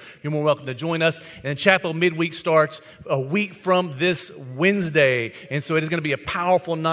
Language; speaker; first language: English; native; English